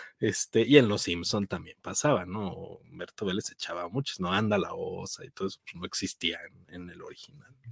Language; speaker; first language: Spanish; native; Spanish